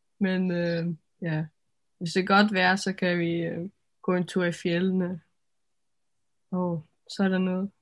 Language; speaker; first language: Danish; non-native, local second language; Faroese